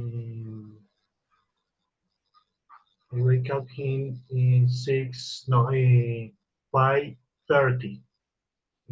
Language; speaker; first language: English; non-native, learner; Spanish